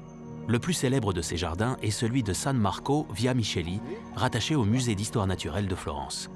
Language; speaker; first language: French; native; French